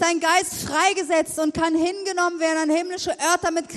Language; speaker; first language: German; native; German